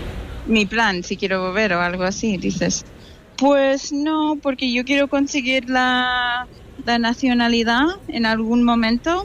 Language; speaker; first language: Spanish; non-native, fluent; English